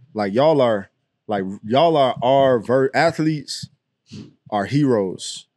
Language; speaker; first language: English; native; English